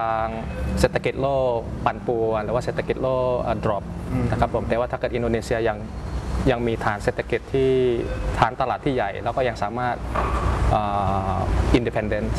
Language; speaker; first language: Thai; early bilingual, other home language; Indonesian